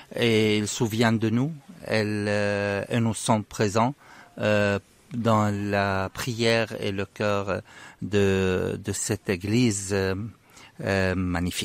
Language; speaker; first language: French; non-native, fluent; Arabic